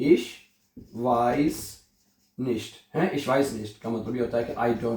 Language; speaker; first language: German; non-native, fluent; Urdu